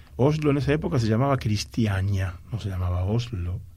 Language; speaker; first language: Spanish; native; Spanish